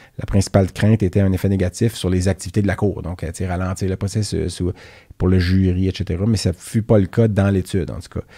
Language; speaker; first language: French; native; French